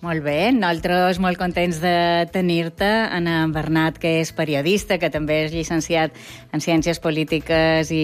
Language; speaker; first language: Catalan; native; Catalan